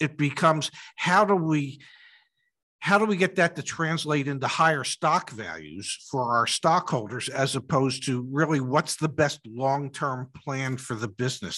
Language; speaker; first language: English; native; English